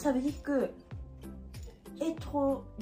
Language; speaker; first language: French; non-native, learner; Japanese